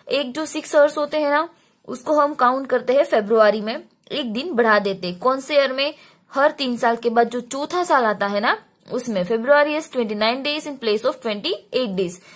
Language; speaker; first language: Hindi; non-native, local second language; Gujarati